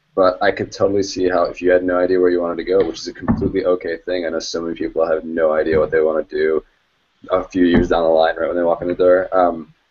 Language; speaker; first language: English; native; English